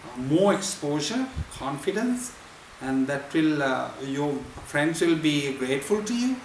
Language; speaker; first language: English; non-native, local second language; Sinhala